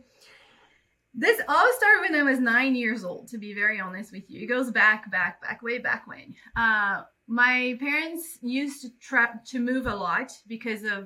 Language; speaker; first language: English; non-native, fluent; Portuguese